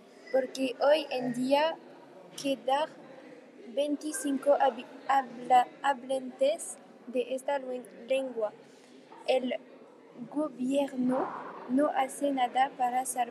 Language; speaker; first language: Spanish; non-native, learner; French